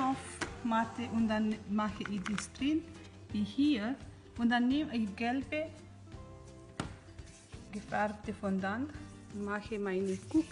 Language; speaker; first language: German; non-native, learner; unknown